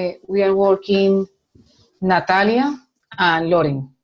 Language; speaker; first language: English; non-native, learner; Spanish